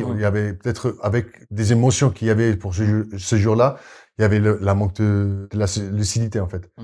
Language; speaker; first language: French; non-native, fluent; Afrikaans